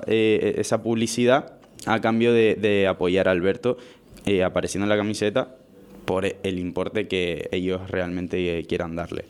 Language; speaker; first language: Spanish; native; Spanish